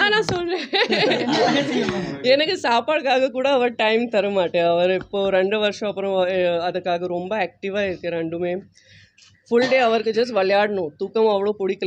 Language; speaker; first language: Tamil; non-native, fluent; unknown